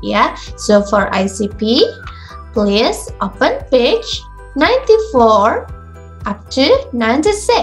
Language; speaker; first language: English; non-native, fluent; Indonesian